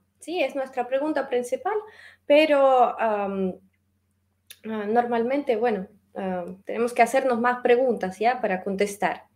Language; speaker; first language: Spanish; non-native, fluent; Russian